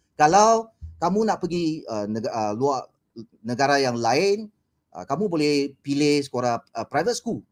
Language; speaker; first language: Malay; non-native, local second language; Chinese